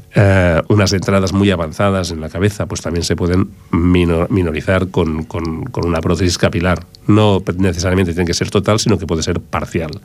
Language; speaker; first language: Spanish; native; Spanish